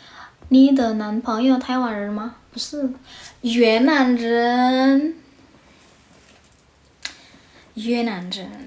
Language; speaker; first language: Chinese; non-native, learner; Indonesian